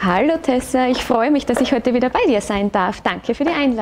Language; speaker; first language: German; native; German